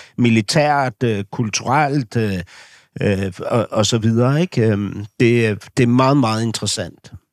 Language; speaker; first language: Danish; native; Danish